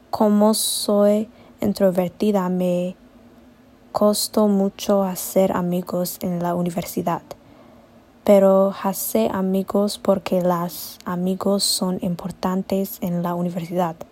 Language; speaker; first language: Spanish; non-native, learner; Amharic